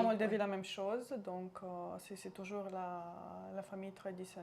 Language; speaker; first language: French; non-native, local second language; Romanian